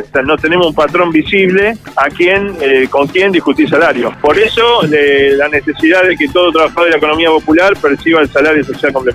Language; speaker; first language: Spanish; native; Spanish